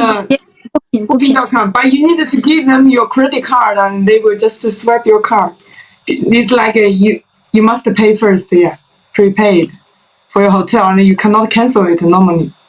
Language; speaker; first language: English; non-native, fluent; Chinese